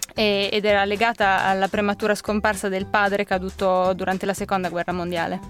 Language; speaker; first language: Italian; native; Italian